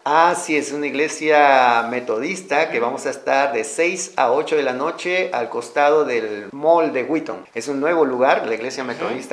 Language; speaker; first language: Spanish; native; Spanish